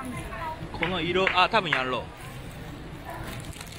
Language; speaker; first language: Japanese; native; Japanese